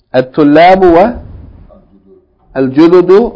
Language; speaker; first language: Arabic; non-native, fluent; English